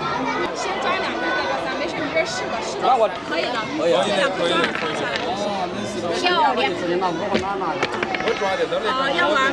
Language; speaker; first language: Chinese; native; Chinese